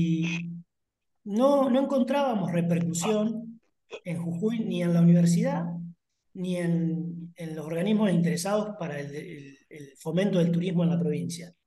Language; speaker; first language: Spanish; native; Spanish